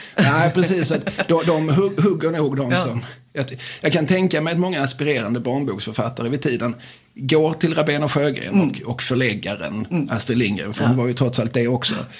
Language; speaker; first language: Swedish; native; Swedish